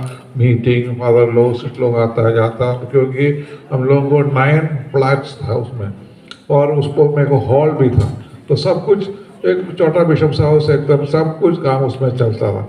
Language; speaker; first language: Hindi; non-native, local second language; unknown